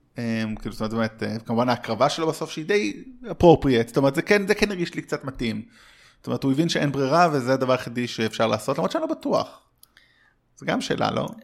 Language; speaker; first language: Hebrew; early bilingual, heritage; Hebrew